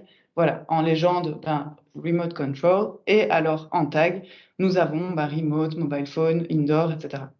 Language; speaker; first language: French; native; French